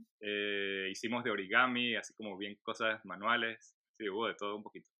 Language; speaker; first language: Spanish; native; Spanish